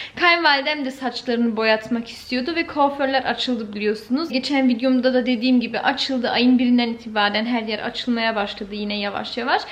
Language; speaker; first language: Turkish; early bilingual, heritage; Turkish